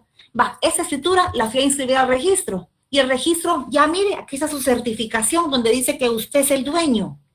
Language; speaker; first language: Spanish; native; Spanish